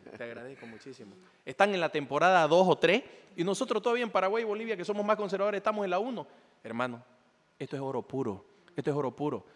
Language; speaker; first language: Spanish; native; Spanish